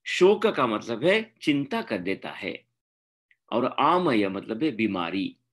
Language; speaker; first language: Hindi; non-native, local second language; Marathi